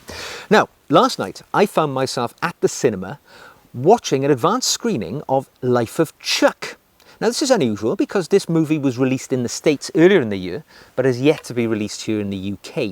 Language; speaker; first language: English; native; English